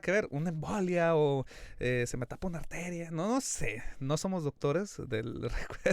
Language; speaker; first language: Spanish; native; Spanish